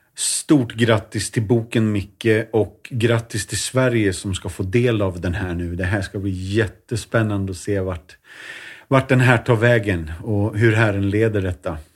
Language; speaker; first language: Swedish; native; Swedish